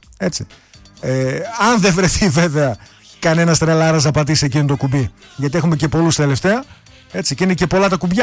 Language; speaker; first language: Greek; native; Greek